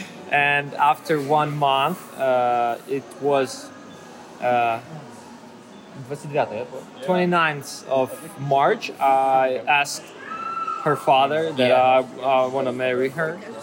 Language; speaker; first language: English; non-native, fluent; Ukrainian